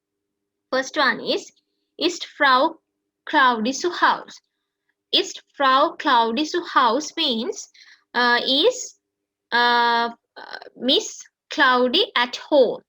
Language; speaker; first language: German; non-native, learner; Sinhala